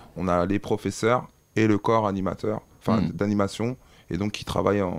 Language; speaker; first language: French; native; French